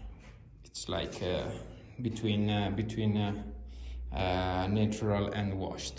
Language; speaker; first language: English; non-native, fluent; Italian